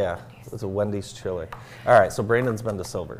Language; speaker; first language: English; native; English